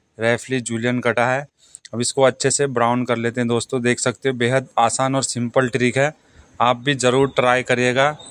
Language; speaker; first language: Hindi; native; Hindi